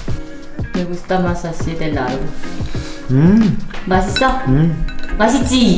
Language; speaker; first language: Spanish; non-native, fluent; Korean